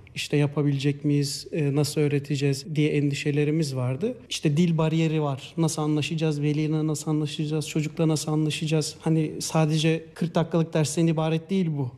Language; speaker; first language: Turkish; native; Turkish